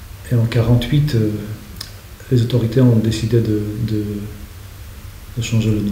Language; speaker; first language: French; non-native, fluent; Polish